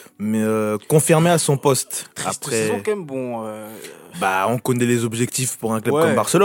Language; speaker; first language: French; native; French